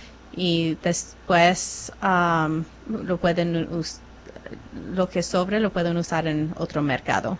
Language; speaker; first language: Spanish; non-native, fluent; English